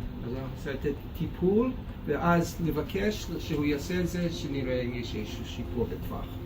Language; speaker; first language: Hebrew; non-native, fluent; English